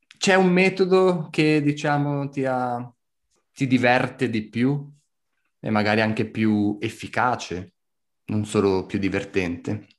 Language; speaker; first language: Italian; native; Italian